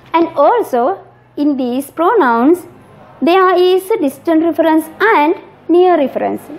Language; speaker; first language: English; non-native, local second language; Sinhala